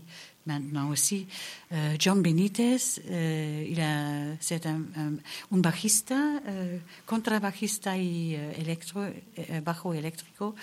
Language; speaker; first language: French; non-native, local second language; Dutch